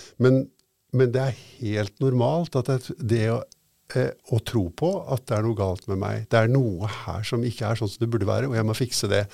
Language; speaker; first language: Norwegian; native; Norwegian